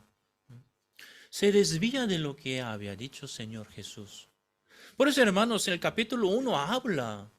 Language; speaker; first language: Spanish; non-native, fluent; Korean